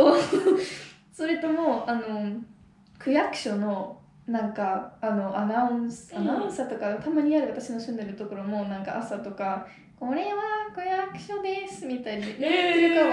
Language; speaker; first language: Japanese; non-native, fluent; Italian